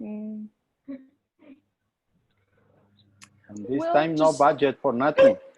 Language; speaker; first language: English; non-native, learner; Spanish